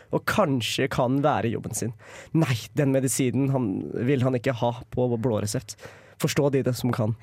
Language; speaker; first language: Norwegian; native; Norwegian